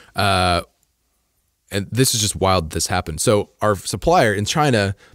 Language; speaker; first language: English; native; English